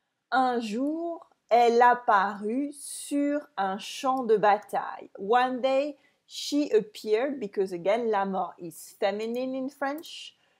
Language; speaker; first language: French; native; French